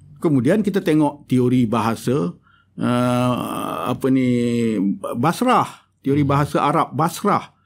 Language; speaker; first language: Malay; native; Malay